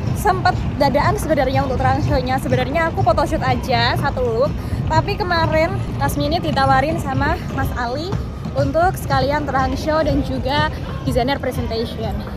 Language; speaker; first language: Indonesian; native; Indonesian